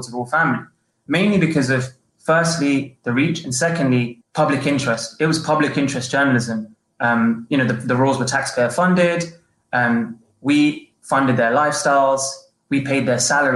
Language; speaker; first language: English; native; English